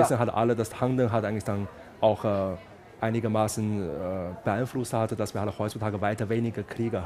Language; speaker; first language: German; non-native, fluent; Chinese